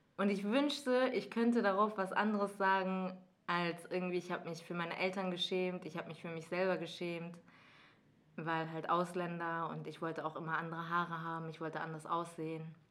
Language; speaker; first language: German; early bilingual, other home language; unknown